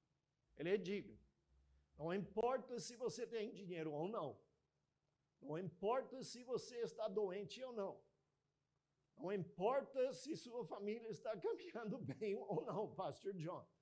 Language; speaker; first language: Portuguese; non-native, fluent; English